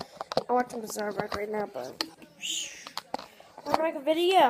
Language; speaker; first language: English; native; English